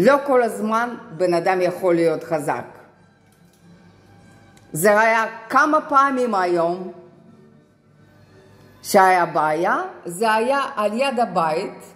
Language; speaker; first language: Hebrew; non-native, fluent; Russian